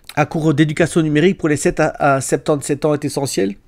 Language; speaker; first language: French; native; French